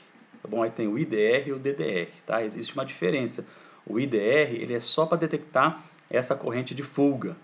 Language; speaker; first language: Portuguese; native; Portuguese